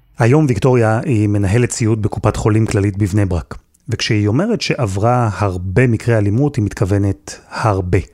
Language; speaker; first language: Hebrew; native; Hebrew